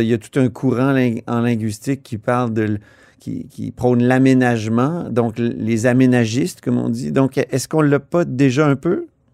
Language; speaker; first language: French; native; French